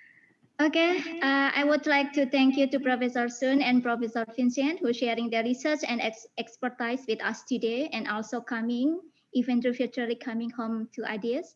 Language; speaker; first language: English; non-native, fluent; Indonesian